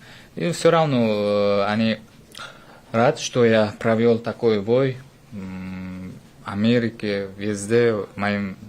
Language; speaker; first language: Russian; non-native, fluent; Uzbek